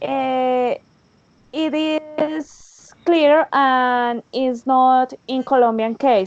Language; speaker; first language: English; non-native, learner; Spanish